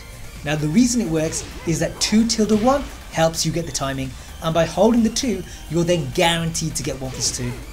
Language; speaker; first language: English; native; English